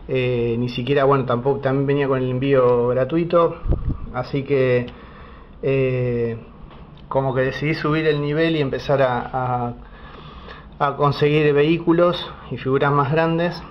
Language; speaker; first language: Spanish; native; Spanish